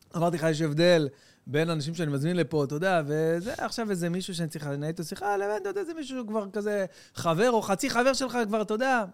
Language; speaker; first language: Hebrew; early bilingual, heritage; Dutch